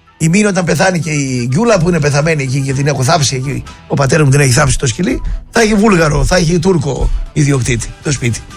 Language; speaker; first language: Greek; native; Greek